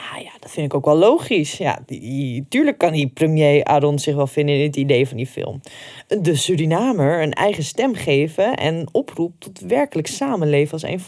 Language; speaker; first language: Dutch; native; Dutch